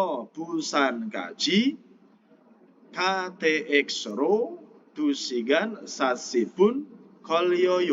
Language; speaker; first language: Korean; non-native, fluent; Indonesian